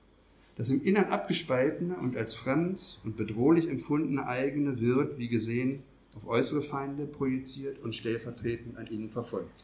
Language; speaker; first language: German; native; German